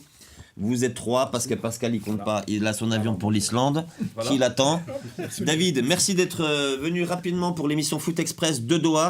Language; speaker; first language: French; native; French